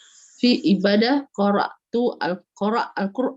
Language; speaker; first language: Arabic; non-native, learner; Malay